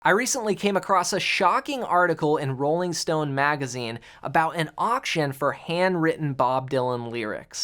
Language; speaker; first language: English; native; English